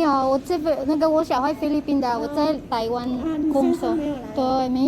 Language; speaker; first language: Chinese; non-native, learner; Filipino